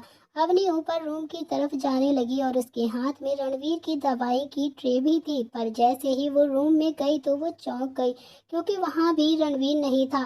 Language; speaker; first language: Hindi; native; Hindi